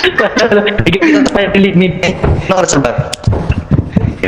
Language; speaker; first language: Filipino; native; Filipino